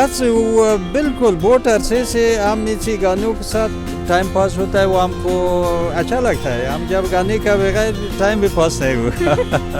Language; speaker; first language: Hindi; non-native, fluent; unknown